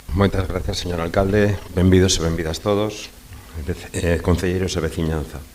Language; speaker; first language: Galician; non-native, local second language; Spanish